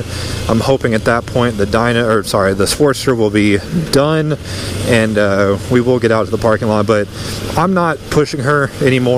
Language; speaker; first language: English; native; English